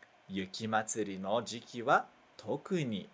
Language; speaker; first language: Japanese; non-native, fluent; Portuguese